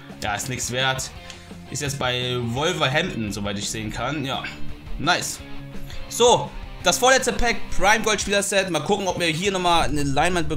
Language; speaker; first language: German; native; German